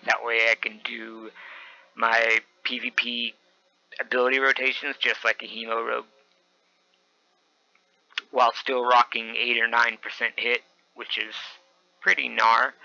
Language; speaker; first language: English; native; English